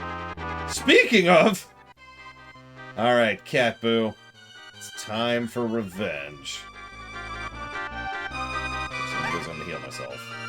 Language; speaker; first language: English; native; English